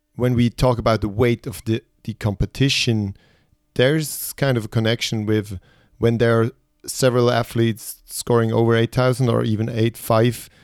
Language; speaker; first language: English; non-native, fluent; Swiss German